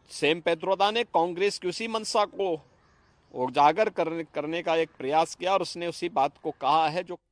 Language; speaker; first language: Hindi; native; Hindi